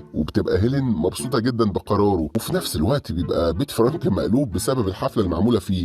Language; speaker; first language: Arabic; native; Arabic